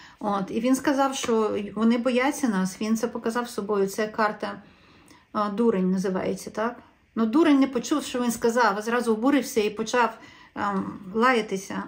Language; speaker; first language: Ukrainian; native; Ukrainian